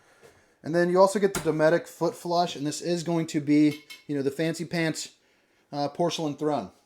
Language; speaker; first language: English; native; English